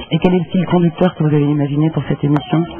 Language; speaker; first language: French; native; French